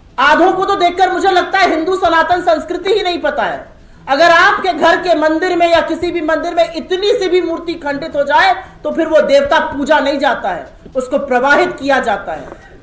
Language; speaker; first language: Hindi; native; Hindi